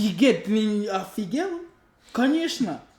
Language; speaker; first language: Russian; non-native, learner; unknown